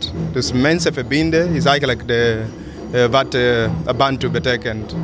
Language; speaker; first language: Dutch; non-native, fluent; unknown